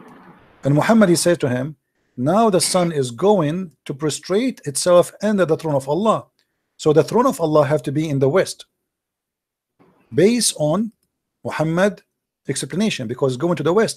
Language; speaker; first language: English; non-native, fluent; Arabic